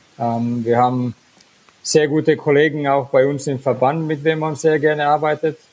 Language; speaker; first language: German; non-native, fluent; Finnish